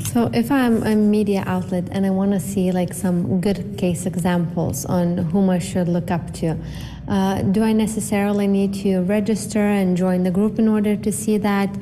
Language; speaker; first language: English; non-native, fluent; Lithuanian